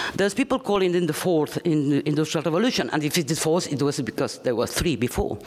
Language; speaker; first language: English; non-native, fluent; Spanish